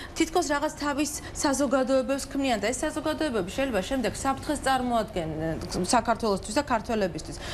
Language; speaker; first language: Georgian; native; Georgian